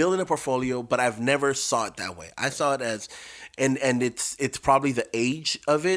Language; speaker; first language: English; native; English